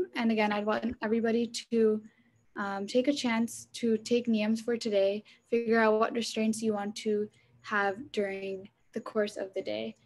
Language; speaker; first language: English; early bilingual, other home language; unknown